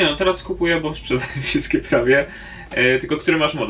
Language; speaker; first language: Polish; native; Polish